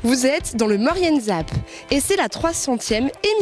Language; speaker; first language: French; native; French